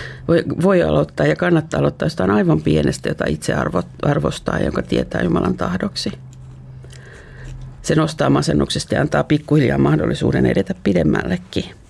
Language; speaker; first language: Finnish; native; Finnish